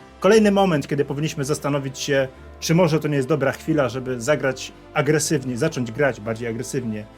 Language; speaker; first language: Polish; native; Polish